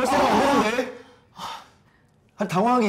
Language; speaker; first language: Korean; native; Korean